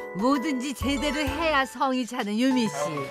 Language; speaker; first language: Korean; native; Korean